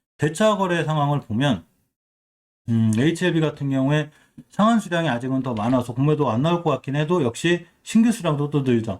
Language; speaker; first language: Korean; native; Korean